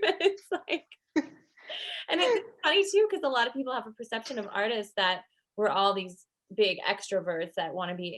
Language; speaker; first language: English; native; English